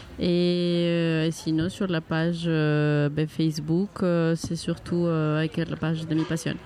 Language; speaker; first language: French; non-native, fluent; Spanish